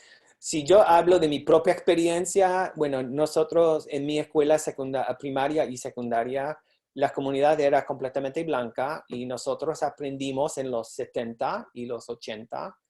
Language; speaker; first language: Spanish; non-native, fluent; English